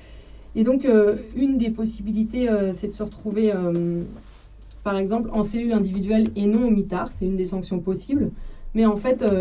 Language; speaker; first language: French; native; French